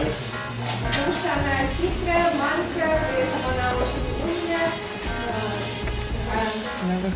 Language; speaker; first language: Russian; native; Russian